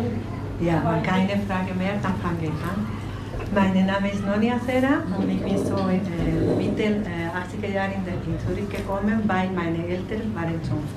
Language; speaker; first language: German; non-native, learner; Spanish